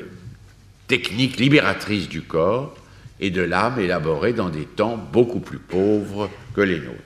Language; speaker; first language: French; native; French